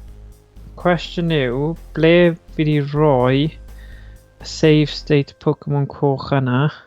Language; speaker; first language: Welsh; native; Welsh